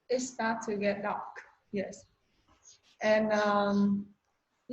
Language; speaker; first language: English; non-native, learner; Vietnamese